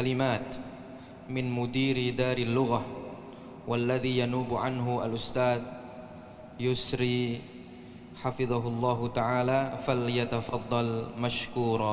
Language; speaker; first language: Arabic; non-native, fluent; Indonesian